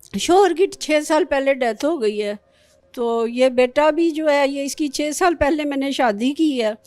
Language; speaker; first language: Urdu; non-native, local second language; Pashto